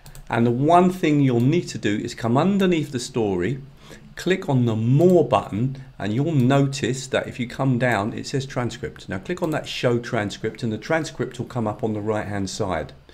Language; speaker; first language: English; native; English